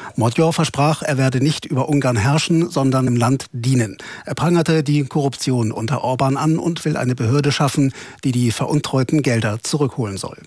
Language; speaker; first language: German; native; German